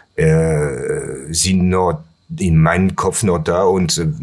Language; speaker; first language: German; non-native, learner; French